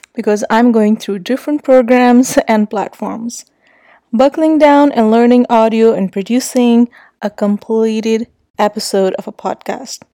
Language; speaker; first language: English; non-native, local second language; Urdu